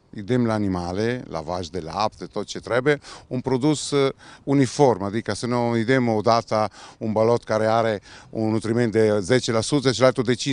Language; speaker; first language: Romanian; non-native, fluent; Italian